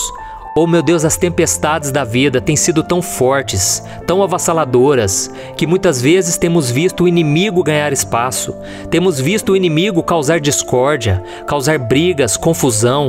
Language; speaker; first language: Portuguese; native; Portuguese